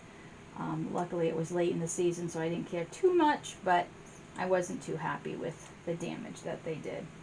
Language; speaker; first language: English; native; English